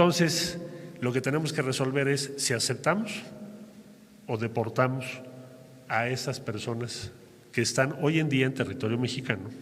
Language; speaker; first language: Spanish; native; Spanish